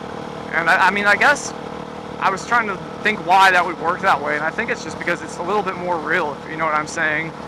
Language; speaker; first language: English; native; English